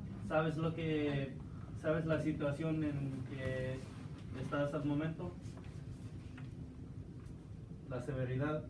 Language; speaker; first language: Spanish; non-native, learner; English